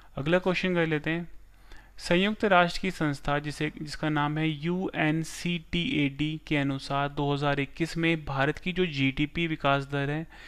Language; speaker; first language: Hindi; non-native, local second language; Gujarati